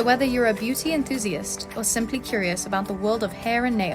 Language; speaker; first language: English; native; English